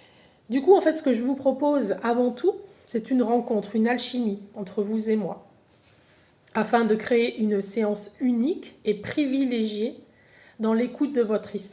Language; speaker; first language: French; native; French